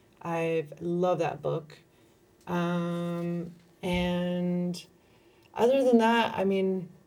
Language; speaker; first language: English; early bilingual, other home language; Spanish